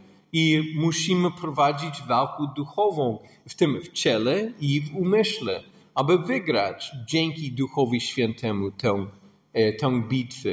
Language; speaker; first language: Polish; non-native, fluent; English